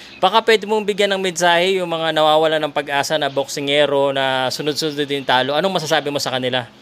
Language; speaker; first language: Filipino; native; Filipino